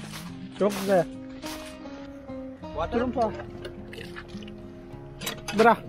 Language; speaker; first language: Turkish; native; Turkish